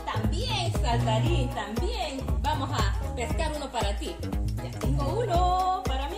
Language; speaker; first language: Spanish; native; Spanish